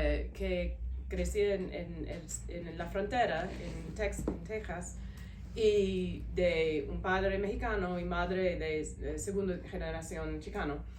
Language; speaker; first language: Spanish; non-native, fluent; English